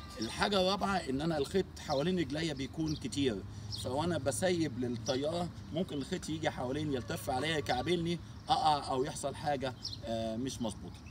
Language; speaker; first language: Arabic; native; Arabic